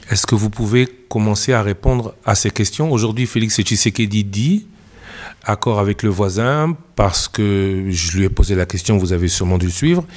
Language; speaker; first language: French; non-native, local second language; Lingala